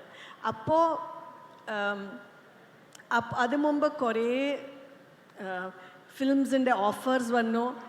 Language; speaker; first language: Malayalam; non-native, local second language; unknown